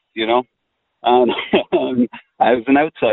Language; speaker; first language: English; native; English